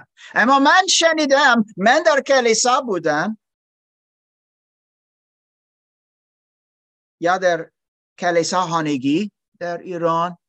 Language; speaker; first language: Persian; non-native, learner; English